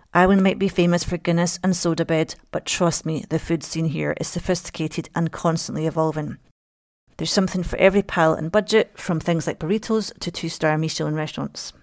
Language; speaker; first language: English; native; English